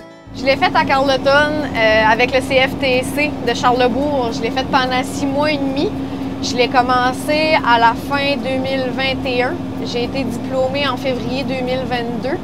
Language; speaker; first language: French; native; French